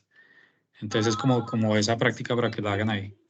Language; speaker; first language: Spanish; native; Spanish